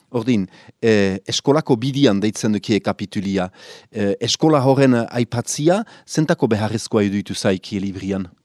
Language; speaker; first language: Basque; native; Basque